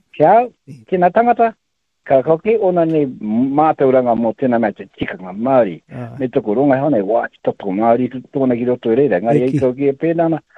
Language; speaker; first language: Māori; native; Māori